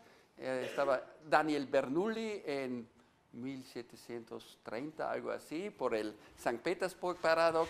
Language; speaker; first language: Spanish; non-native, fluent; German